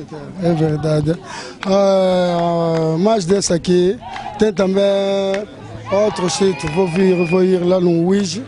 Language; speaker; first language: Portuguese; non-native, learner; Lingala